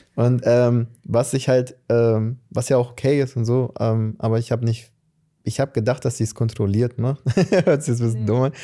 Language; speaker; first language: German; early bilingual, other home language; Portuguese